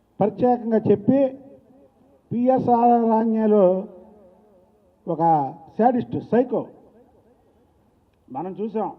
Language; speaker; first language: Telugu; native; Telugu